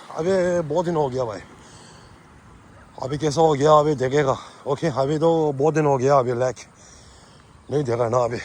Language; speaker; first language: Hindi; non-native, local second language; Tibetan